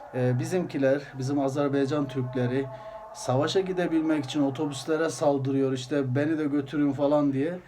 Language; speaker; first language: Turkish; early bilingual, heritage; Azerbaijani